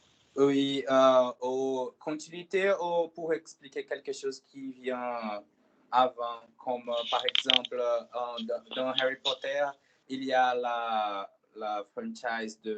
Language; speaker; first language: French; non-native, fluent; Portuguese